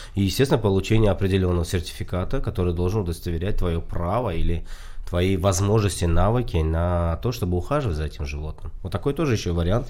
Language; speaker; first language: Russian; non-native, local second language; Tajik